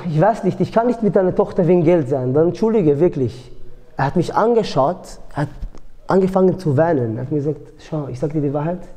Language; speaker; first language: German; early bilingual, other home language; Georgian